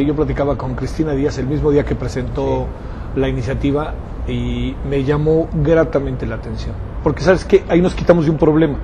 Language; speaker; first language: Spanish; native; Spanish